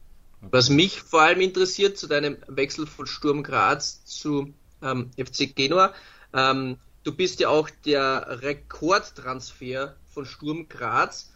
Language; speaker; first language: German; native; German